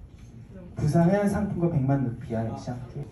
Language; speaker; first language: Korean; native; Korean